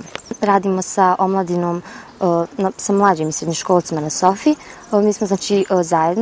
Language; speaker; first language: Croatian; native; Croatian